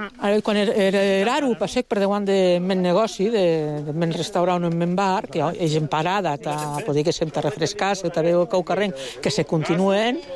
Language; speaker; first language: Catalan; non-native, local second language; Spanish